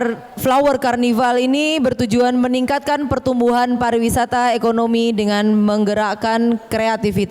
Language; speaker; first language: Indonesian; native; Indonesian